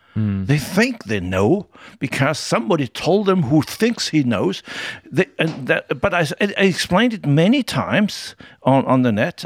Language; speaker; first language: English; non-native, fluent; German